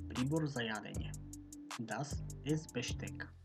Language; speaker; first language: German; non-native, fluent; Macedonian